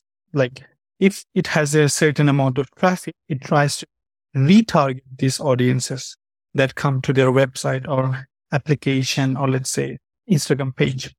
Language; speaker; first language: English; non-native, fluent; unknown